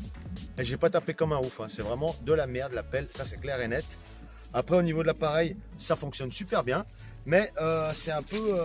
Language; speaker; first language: French; native; French